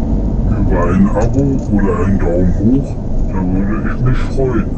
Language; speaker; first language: German; native; German